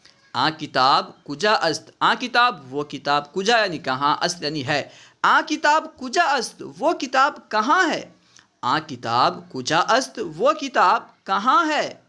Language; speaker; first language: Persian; non-native, fluent; Urdu